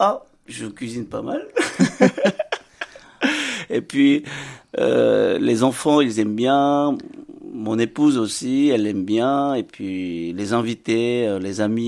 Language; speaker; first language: French; non-native, fluent; Korean